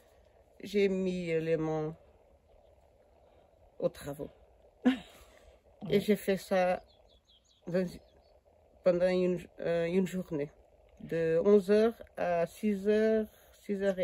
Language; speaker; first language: French; non-native, learner; Portuguese